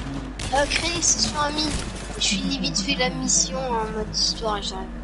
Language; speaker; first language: French; native; French